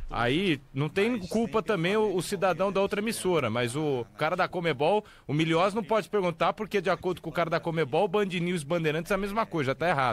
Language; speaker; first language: Portuguese; native; Portuguese